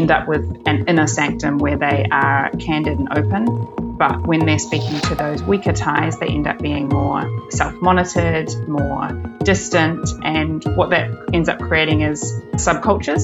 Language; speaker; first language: English; native; English